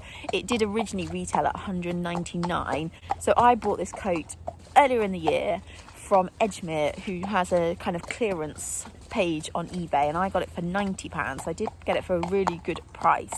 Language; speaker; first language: English; native; English